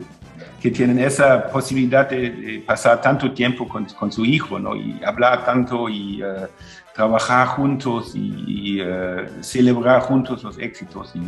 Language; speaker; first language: Spanish; non-native, fluent; German